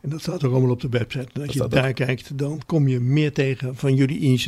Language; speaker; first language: Dutch; native; Dutch